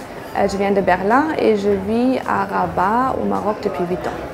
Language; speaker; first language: French; non-native, fluent; German